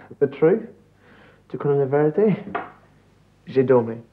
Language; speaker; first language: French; non-native, learner; English